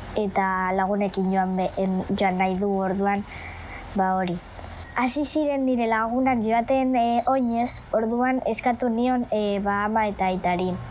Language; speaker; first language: Basque; non-native, local second language; Spanish